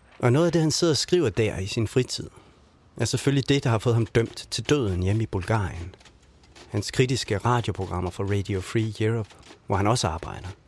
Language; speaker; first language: Danish; native; Danish